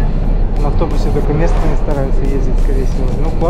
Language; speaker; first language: Russian; native; Russian